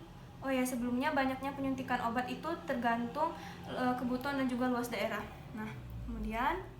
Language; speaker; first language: Indonesian; native; Indonesian